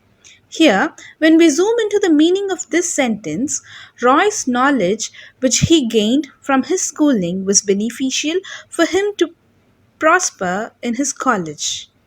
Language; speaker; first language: English; non-native, local second language; Tamil